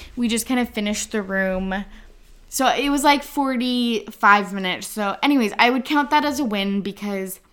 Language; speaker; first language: English; native; English